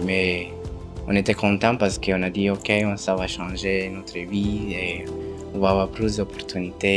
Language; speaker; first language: French; non-native, fluent; Spanish